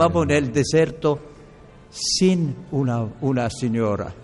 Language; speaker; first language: Spanish; non-native, learner; Arabic